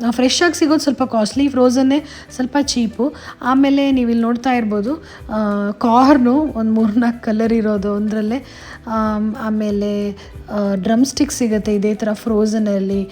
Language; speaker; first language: Kannada; non-native, local second language; Konkani